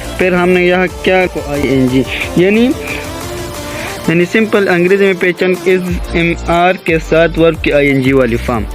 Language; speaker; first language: Urdu; non-native, local second language; Pashto